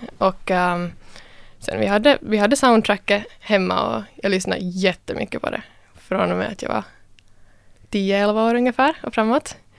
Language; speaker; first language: Swedish; native; Swedish